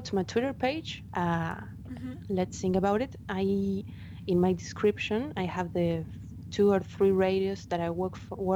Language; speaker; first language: English; non-native, fluent; Spanish